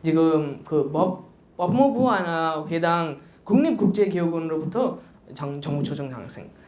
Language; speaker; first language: Korean; non-native, fluent; Odia